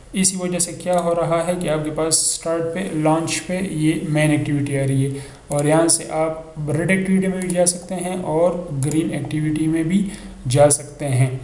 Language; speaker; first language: Urdu; non-native, local second language; Pashto